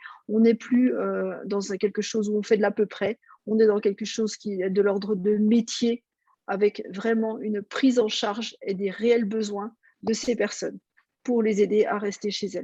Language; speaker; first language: French; native; French